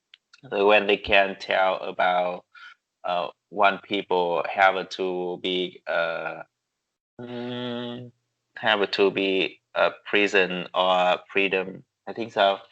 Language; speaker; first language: English; non-native, learner; Vietnamese